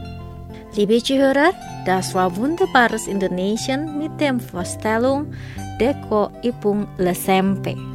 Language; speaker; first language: German; non-native, fluent; Indonesian